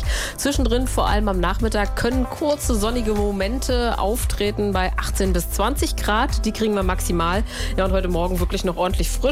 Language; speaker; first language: German; native; German